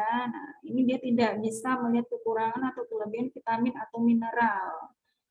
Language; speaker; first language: Indonesian; native; Indonesian